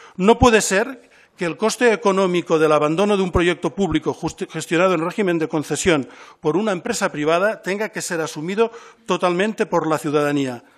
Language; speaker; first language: Spanish; non-native, local second language; Catalan